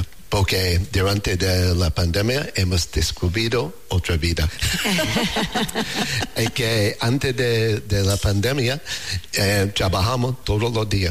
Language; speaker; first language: Spanish; non-native, learner; English